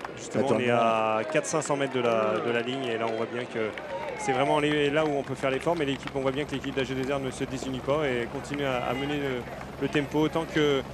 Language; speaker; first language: French; native; French